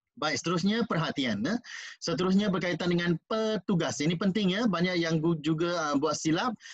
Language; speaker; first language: Malay; non-native, local second language; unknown